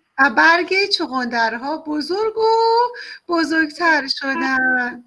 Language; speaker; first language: Persian; native; Persian